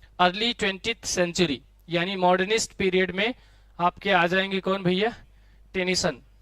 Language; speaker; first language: Hindi; native; Hindi